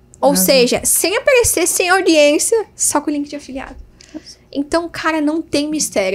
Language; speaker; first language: Portuguese; native; Portuguese